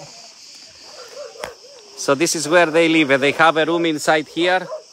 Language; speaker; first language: English; non-native, fluent; Greek